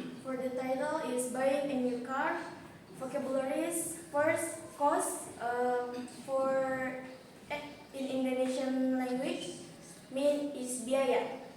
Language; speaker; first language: English; non-native, local second language; Indonesian